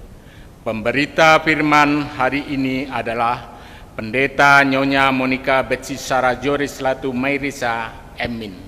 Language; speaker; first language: Indonesian; native; Indonesian